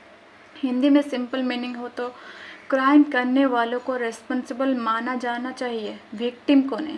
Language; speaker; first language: Hindi; native; Hindi